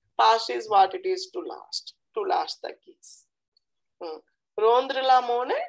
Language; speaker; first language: English; non-native, local second language; Telugu